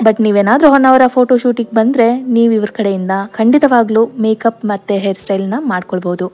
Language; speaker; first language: Kannada; non-native, local second language; Konkani